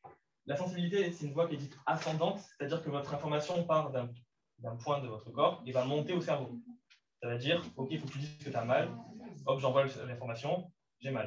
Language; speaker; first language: French; native; French